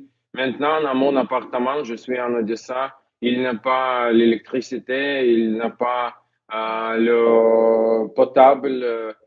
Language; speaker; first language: French; non-native, learner; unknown